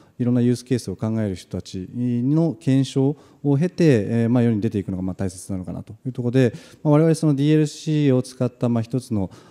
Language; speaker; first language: Japanese; native; Japanese